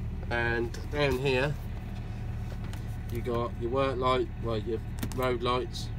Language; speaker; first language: English; native; English